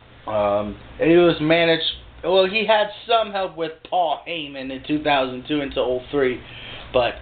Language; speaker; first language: English; native; English